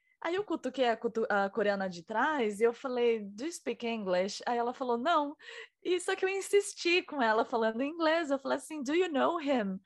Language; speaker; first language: Portuguese; native; Portuguese